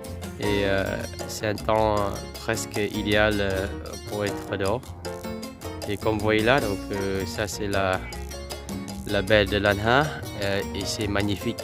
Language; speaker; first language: French; non-native, fluent; Vietnamese